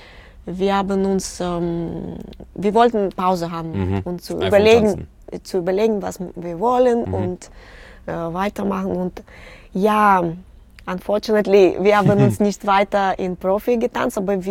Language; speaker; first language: German; non-native, learner; Russian